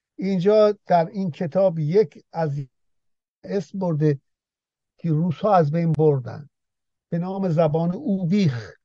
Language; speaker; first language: Persian; non-native, local second language; Azerbaijani